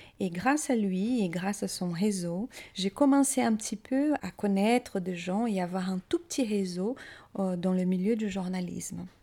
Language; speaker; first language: French; non-native, fluent; Portuguese